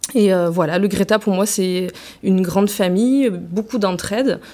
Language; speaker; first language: French; native; French